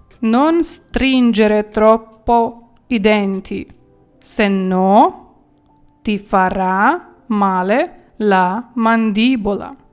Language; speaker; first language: Italian; non-native, fluent; Ukrainian